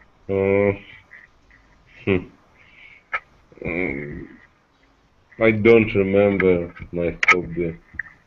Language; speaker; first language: English; non-native, learner; Russian